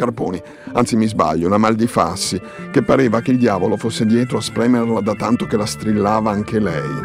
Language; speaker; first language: Italian; native; Italian